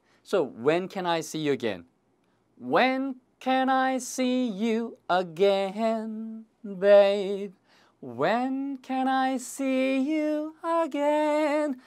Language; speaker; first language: English; non-native, fluent; Korean